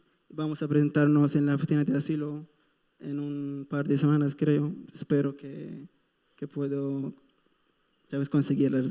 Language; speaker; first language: Spanish; non-native, fluent; Arabic